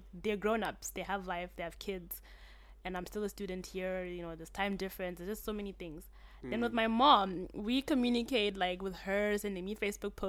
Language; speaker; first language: English; native; English